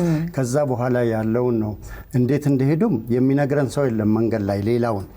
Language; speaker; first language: Amharic; native; Amharic